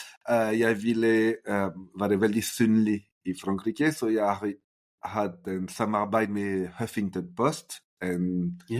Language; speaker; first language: Norwegian; non-native, fluent; French